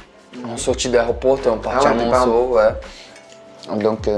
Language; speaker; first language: French; non-native, learner; Portuguese